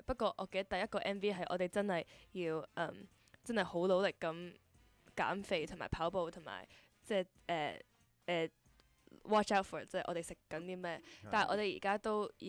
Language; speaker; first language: Cantonese; early bilingual, heritage; English